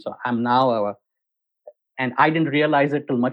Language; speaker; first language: English; non-native, local second language; Hindi